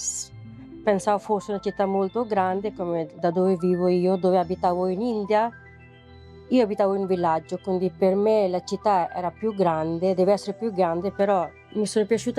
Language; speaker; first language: Italian; non-native, fluent; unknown